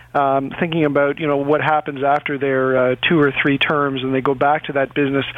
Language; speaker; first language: English; native; English